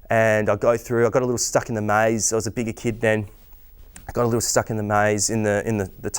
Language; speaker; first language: English; native; English